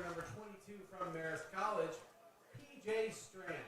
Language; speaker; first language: English; native; English